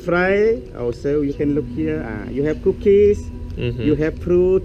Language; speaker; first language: English; non-native, learner; Balinese